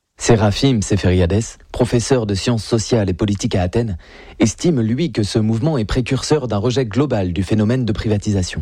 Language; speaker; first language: French; native; French